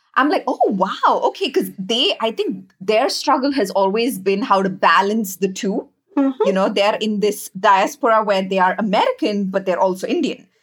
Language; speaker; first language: English; non-native, local second language; Kannada